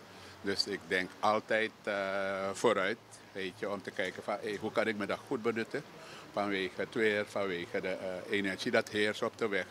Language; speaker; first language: Dutch; native; Dutch